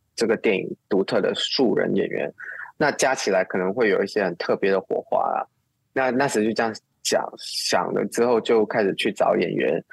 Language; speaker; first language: Chinese; native; Chinese